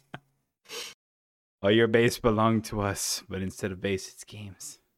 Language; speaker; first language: English; native; English